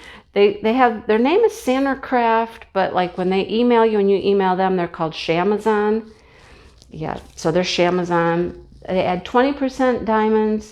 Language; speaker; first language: English; native; English